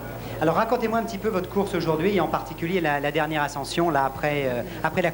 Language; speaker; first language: French; native; French